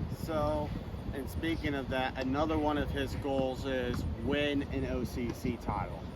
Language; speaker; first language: English; native; English